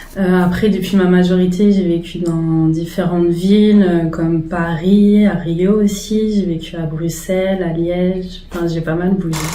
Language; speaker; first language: French; early bilingual, other home language; Portuguese